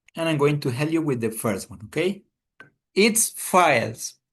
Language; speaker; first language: English; non-native, fluent; Spanish